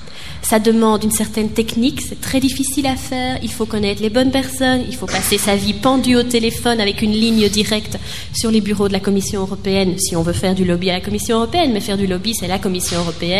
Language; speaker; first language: French; native; French